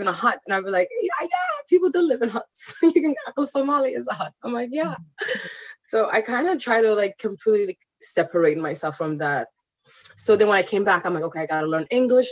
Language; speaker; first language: English; non-native, fluent; Somali